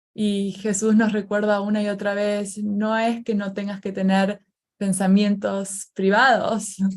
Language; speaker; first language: Spanish; native; Spanish